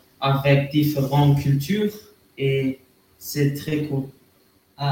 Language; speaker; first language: French; non-native, learner; German